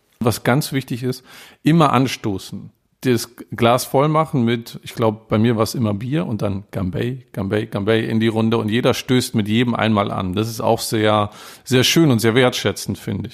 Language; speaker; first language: German; native; German